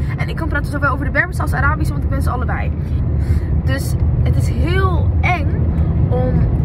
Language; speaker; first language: Dutch; early bilingual, other home language; Arabic